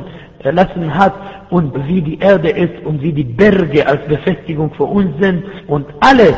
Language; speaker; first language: German; non-native, fluent; Arabic